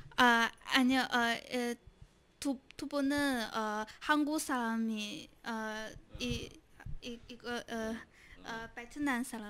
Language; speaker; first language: Korean; non-native, learner; Chinese